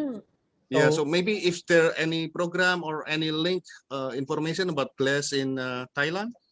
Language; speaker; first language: English; non-native, fluent; Indonesian